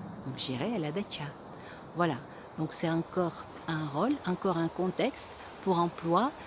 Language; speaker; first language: French; non-native, fluent; Russian